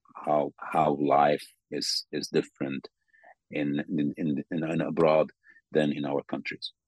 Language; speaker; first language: English; non-native, fluent; Arabic